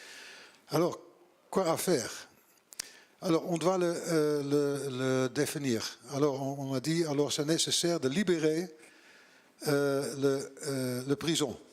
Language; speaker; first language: French; non-native, learner; Dutch